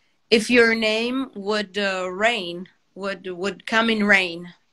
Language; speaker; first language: English; non-native, fluent; Italian